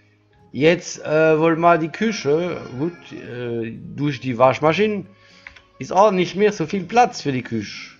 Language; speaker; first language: German; non-native, learner; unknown